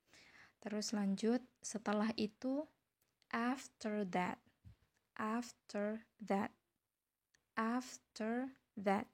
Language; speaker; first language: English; non-native, fluent; Indonesian